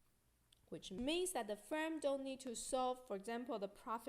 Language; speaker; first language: English; non-native, fluent; Chinese